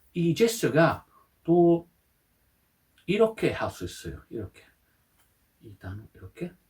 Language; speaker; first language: Korean; non-native, learner; Italian